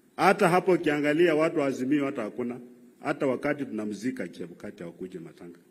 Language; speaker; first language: Swahili; non-native, local second language; Luyia